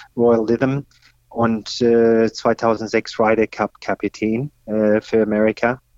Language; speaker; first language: German; non-native, fluent; English